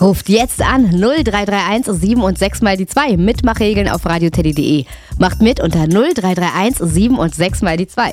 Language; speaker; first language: German; native; German